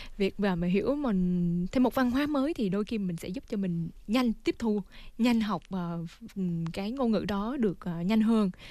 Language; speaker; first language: Vietnamese; native; Vietnamese